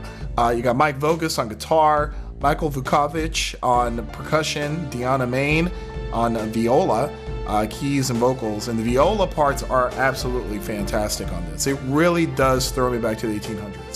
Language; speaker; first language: English; native; English